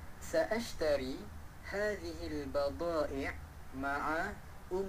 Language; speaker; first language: Arabic; non-native, learner; Malay